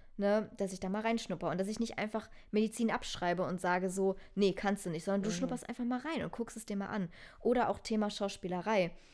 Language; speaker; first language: German; native; German